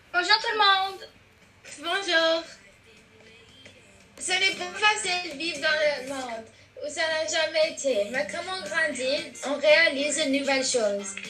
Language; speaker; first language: French; non-native, local second language; English